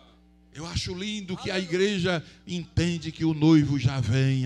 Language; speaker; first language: Portuguese; native; Portuguese